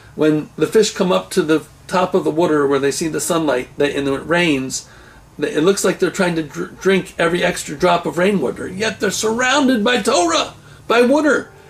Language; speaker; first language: English; native; English